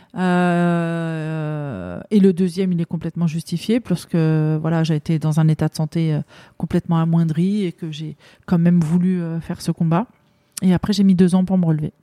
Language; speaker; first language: French; native; French